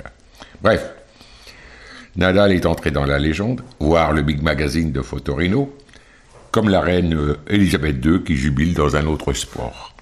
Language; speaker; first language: French; native; French